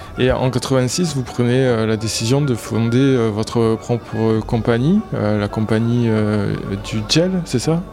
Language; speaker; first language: French; native; French